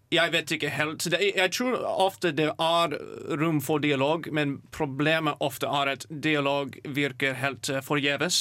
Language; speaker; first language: Norwegian; non-native, fluent; English